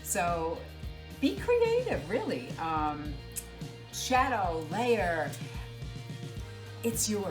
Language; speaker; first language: English; native; English